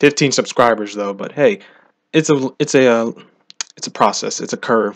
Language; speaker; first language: English; native; English